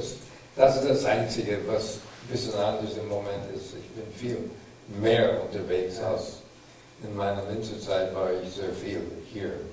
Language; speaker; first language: German; non-native, fluent; English